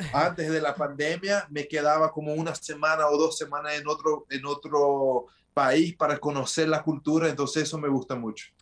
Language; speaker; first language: Spanish; early bilingual, heritage; Spanish